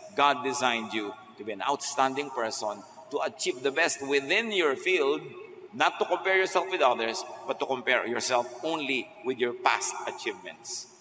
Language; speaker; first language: English; non-native, local second language; Filipino